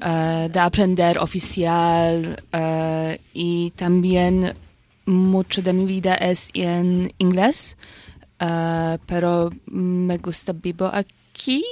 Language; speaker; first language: Spanish; non-native, learner; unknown